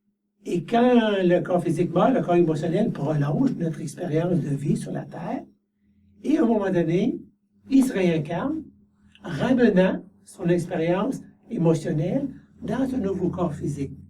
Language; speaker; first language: French; native; French